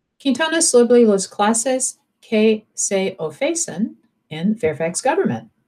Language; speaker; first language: Spanish; non-native, fluent; English